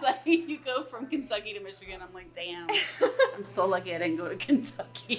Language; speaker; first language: English; early bilingual, other home language; Spanish